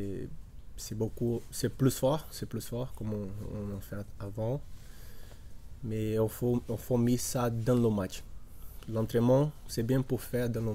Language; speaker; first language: French; non-native, learner; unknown